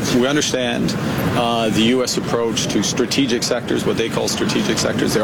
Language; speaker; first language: English; native; English